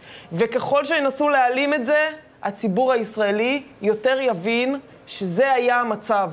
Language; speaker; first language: Hebrew; native; Hebrew